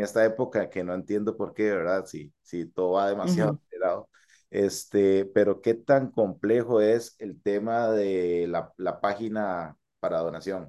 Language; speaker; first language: Spanish; native; Spanish